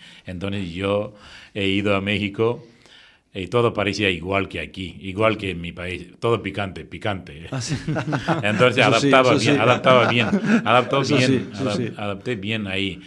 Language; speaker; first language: Spanish; non-native, fluent; Tamil